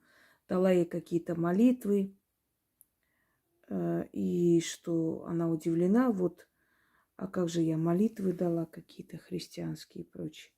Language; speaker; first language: Russian; native; Russian